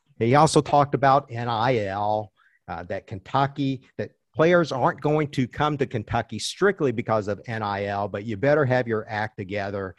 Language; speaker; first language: English; early bilingual, other home language; Chinese